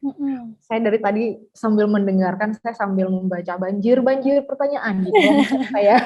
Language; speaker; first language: Indonesian; native; Indonesian